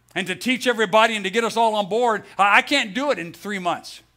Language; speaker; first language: English; native; English